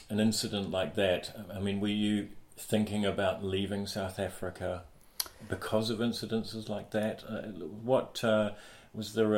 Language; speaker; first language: English; native; English